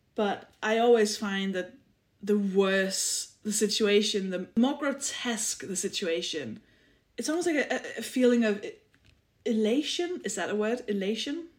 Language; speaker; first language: English; non-native, fluent; Danish